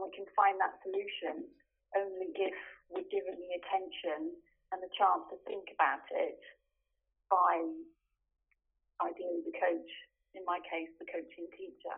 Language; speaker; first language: English; native; English